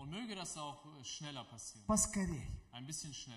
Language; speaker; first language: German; non-native, fluent; Russian